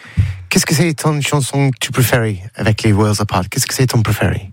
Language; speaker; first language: French; non-native, learner; English